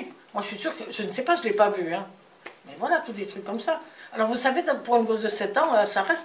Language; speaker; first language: French; native; French